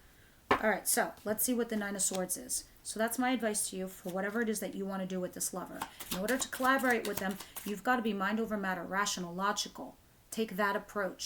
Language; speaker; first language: English; native; English